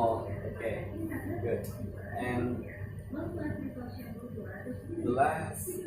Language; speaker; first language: English; non-native, learner; Indonesian